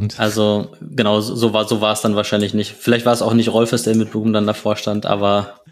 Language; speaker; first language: German; native; German